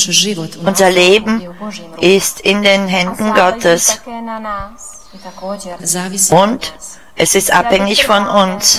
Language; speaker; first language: German; non-native, fluent; Czech